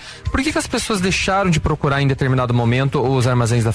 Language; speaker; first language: Portuguese; native; Portuguese